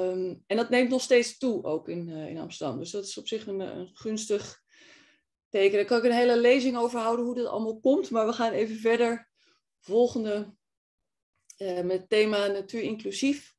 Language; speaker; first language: Dutch; native; Dutch